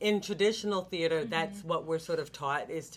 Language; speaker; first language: English; native; English